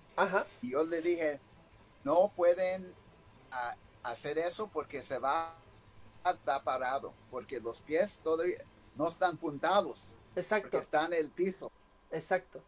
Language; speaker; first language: Spanish; early bilingual, heritage; Spanish